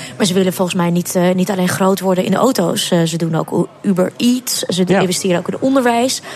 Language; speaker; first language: Dutch; early bilingual, other home language; Russian